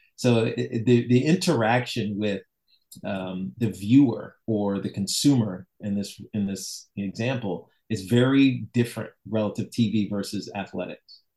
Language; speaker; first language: English; native; English